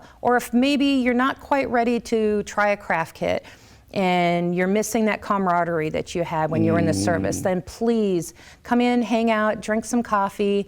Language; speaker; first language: English; native; English